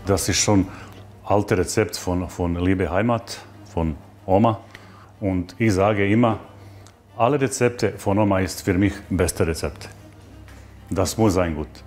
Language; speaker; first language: German; non-native, learner; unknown